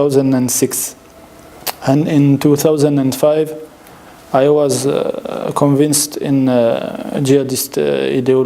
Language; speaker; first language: English; non-native, fluent; French